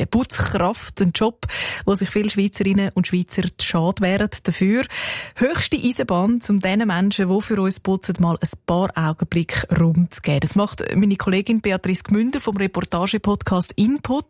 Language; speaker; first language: German; native; German